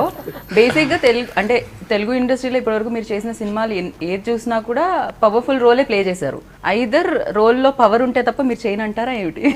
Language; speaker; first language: Telugu; native; Telugu